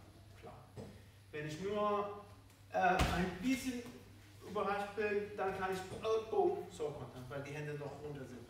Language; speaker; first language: German; non-native, fluent; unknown